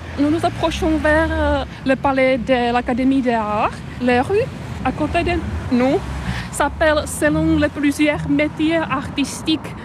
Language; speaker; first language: French; non-native, fluent; Czech